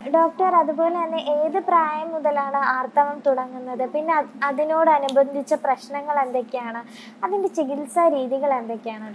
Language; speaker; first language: Malayalam; native; Malayalam